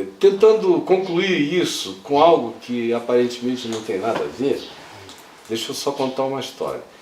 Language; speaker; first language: Portuguese; native; Portuguese